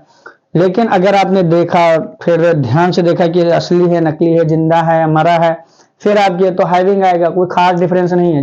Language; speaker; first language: Hindi; native; Hindi